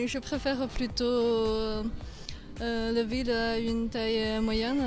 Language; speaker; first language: French; non-native, learner; Spanish